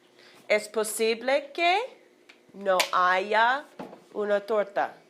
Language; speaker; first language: Spanish; non-native, fluent; English